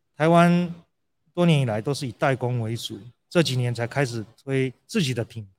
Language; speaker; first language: Chinese; early bilingual, heritage; Portuguese